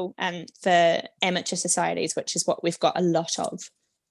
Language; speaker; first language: English; native; English